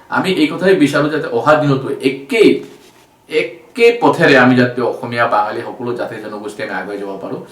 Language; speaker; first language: Assamese; non-native, local second language; Bangla